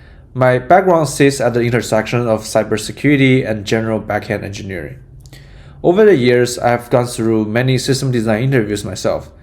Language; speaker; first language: English; non-native, fluent; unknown